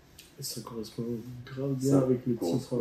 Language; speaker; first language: French; native; French